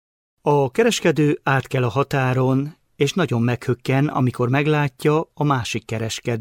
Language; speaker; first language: Hungarian; native; Hungarian